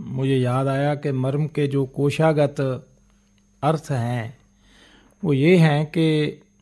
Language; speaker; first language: Hindi; non-native, local second language; Punjabi